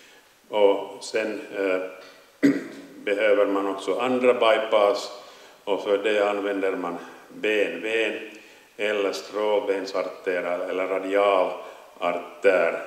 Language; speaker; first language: Swedish; non-native, local second language; Finnish